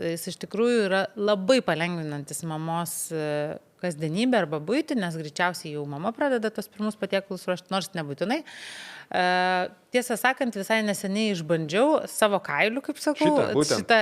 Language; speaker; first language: Lithuanian; native; Lithuanian